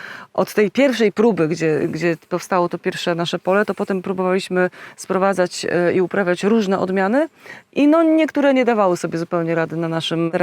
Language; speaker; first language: Polish; native; Polish